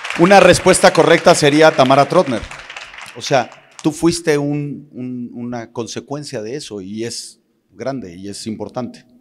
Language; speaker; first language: Spanish; native; Spanish